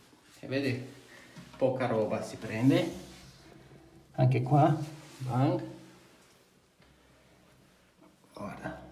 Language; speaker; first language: Italian; non-native, fluent; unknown